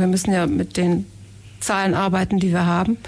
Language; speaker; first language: German; native; German